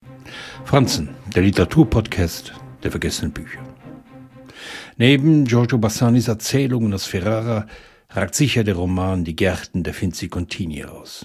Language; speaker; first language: German; native; German